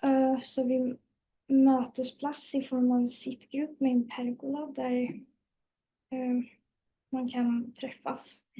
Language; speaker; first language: Swedish; native; Swedish